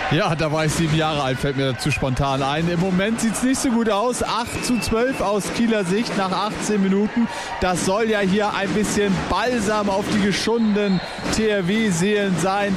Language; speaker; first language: German; native; German